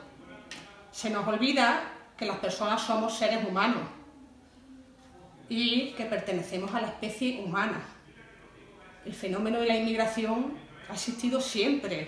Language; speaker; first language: Spanish; native; Spanish